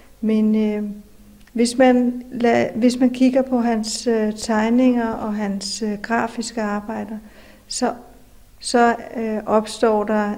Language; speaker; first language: Danish; native; Danish